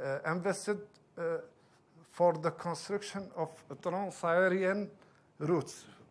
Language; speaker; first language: English; non-native, fluent; Arabic